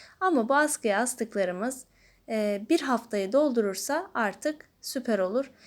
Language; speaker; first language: Turkish; native; Turkish